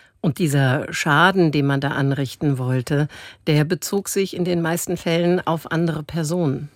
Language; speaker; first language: German; native; German